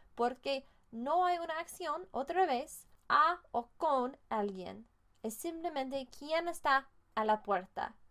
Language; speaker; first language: Spanish; non-native, fluent; English